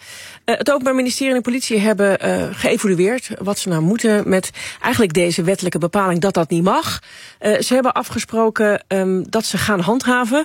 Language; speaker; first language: Dutch; native; Dutch